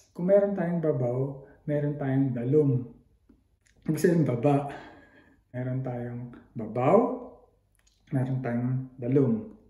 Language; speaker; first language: Filipino; non-native, local second language; Hiligaynon